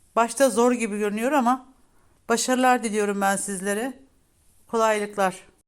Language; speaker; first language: Turkish; native; Turkish